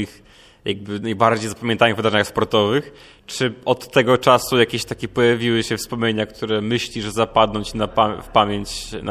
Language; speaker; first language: Polish; native; Polish